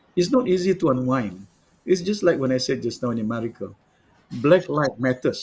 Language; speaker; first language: English; non-native, local second language; Malay